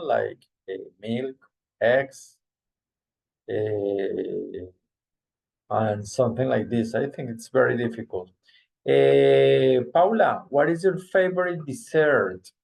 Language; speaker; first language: English; non-native, fluent; Spanish